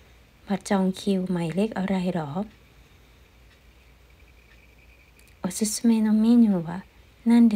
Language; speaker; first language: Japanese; non-native, fluent; Thai